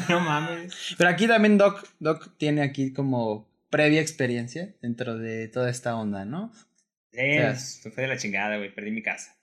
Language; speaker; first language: Spanish; native; Spanish